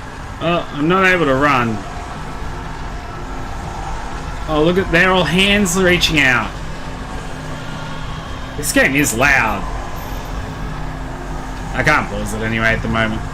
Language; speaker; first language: English; native; English